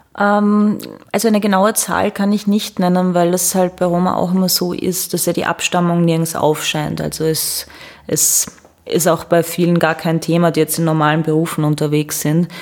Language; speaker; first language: German; native; German